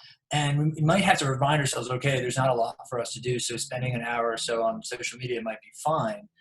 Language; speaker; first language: English; native; English